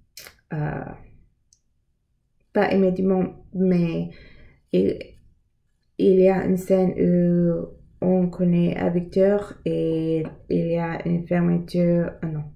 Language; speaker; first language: French; non-native, learner; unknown